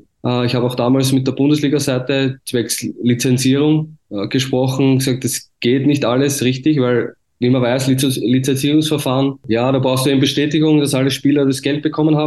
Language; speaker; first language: German; native; German